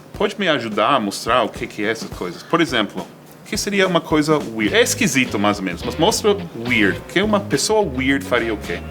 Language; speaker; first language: Portuguese; non-native, fluent; English